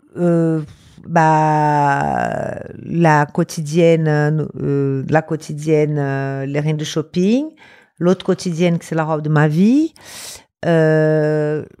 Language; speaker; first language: French; non-native, fluent; Portuguese